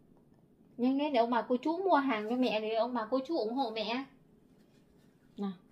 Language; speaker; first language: Vietnamese; native; Vietnamese